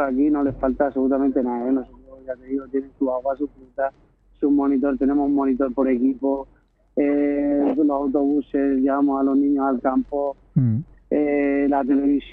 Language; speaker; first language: Spanish; native; Spanish